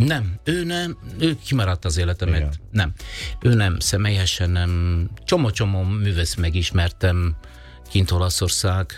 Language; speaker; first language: Hungarian; non-native, fluent; Italian